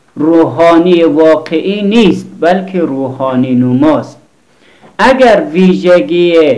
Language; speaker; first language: Persian; native; Persian